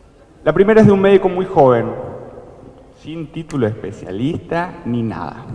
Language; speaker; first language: Spanish; native; Spanish